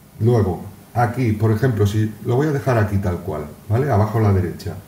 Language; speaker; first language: Spanish; native; Spanish